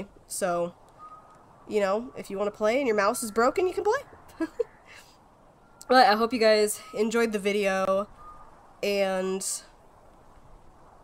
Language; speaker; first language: English; native; English